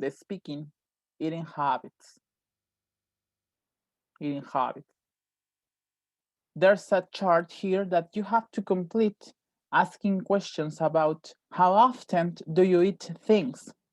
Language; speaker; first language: English; non-native, fluent; Spanish